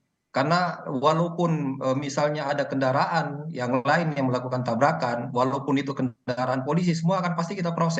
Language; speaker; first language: Indonesian; native; Indonesian